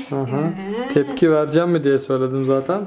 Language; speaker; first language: Turkish; native; Turkish